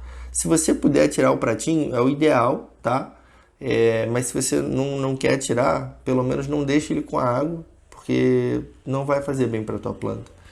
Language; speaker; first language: Portuguese; native; Portuguese